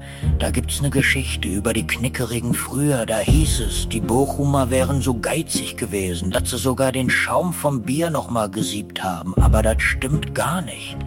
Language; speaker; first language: German; native; German